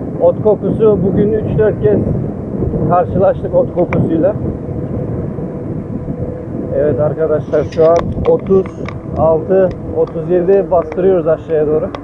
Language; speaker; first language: Turkish; early bilingual, heritage; Turkish